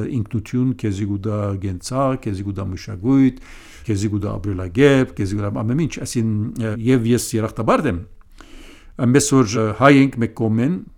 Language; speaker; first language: Armenian; early bilingual, heritage; Armenian